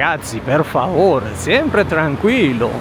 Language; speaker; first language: Italian; non-native, fluent; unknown